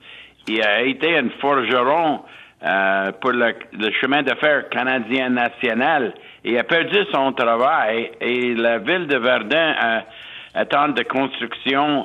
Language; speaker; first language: French; non-native, fluent; English